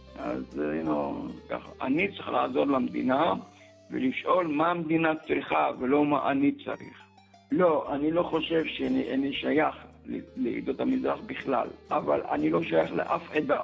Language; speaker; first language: Hebrew; early bilingual, other home language; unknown